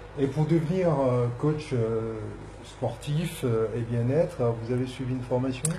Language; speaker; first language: French; native; French